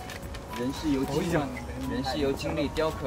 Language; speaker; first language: Chinese; native; Chinese